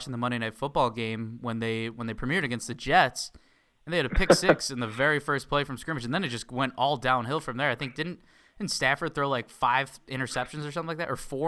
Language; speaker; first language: English; native; English